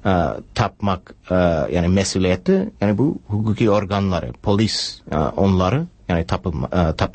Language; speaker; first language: Turkish; non-native, fluent; English